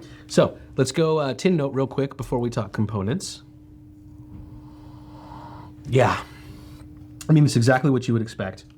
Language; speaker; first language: English; native; English